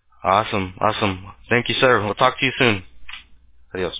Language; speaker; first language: English; early bilingual, other home language; Spanish